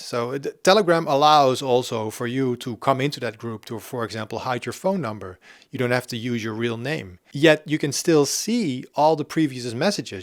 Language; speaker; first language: English; non-native, fluent; Dutch